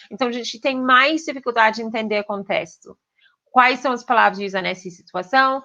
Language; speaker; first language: Portuguese; non-native, fluent; English